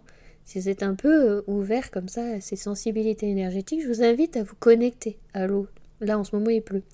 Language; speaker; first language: French; native; French